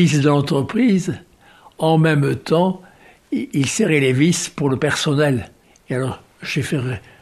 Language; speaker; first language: French; native; French